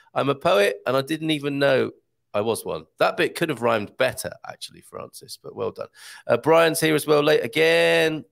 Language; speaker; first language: English; native; English